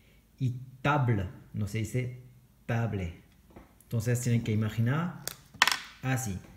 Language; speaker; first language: Spanish; non-native, fluent; French